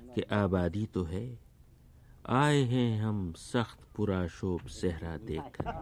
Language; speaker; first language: Urdu; native; Urdu